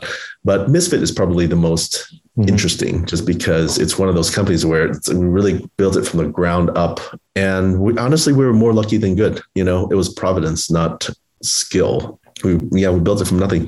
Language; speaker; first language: English; native; English